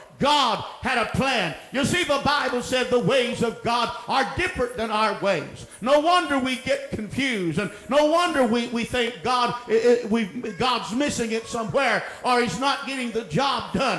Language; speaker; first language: English; native; English